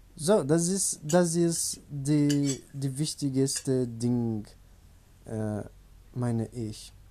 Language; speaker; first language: German; non-native, learner; Portuguese